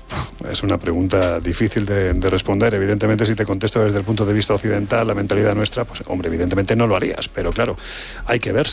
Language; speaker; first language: Spanish; native; Spanish